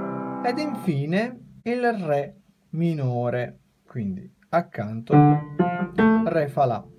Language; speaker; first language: Italian; native; Italian